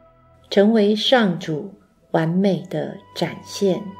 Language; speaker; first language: Chinese; native; Chinese